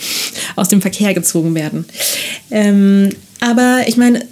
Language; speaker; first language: German; non-native, fluent; Spanish